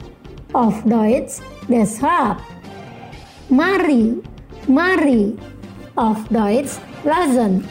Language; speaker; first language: German; non-native, local second language; Indonesian